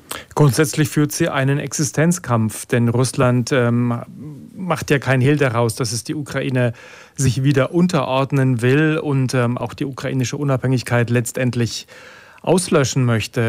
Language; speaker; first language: German; native; German